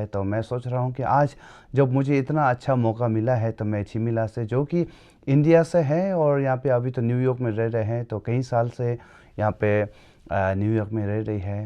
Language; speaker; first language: Hindi; non-native, local second language; Tibetan